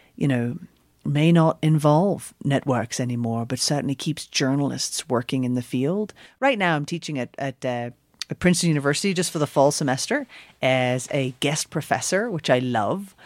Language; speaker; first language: English; native; English